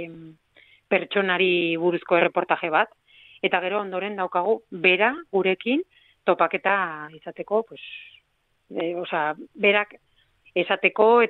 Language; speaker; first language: Basque; non-native, local second language; Spanish